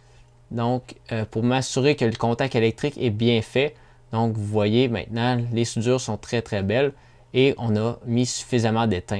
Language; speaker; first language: French; native; French